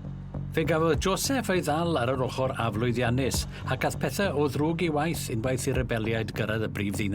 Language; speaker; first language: Welsh; native; Welsh